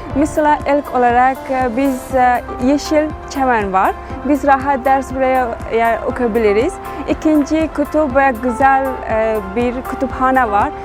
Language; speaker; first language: Turkish; non-native, learner; Persian